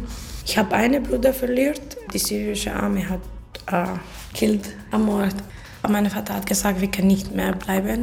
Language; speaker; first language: German; non-native, learner; Arabic